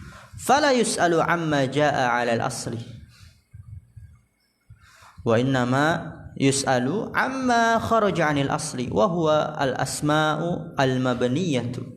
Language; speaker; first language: Arabic; non-native, fluent; Indonesian